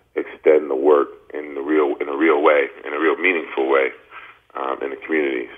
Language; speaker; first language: English; native; English